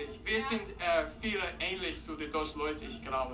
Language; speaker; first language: German; non-native, learner; English